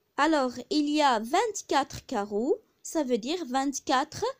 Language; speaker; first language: French; non-native, local second language; Arabic